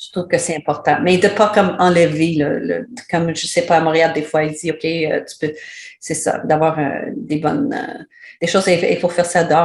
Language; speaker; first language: French; non-native, learner; English